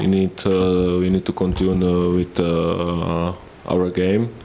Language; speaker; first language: English; non-native, fluent; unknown